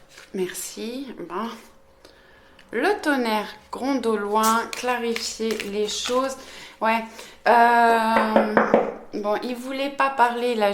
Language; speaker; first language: French; native; French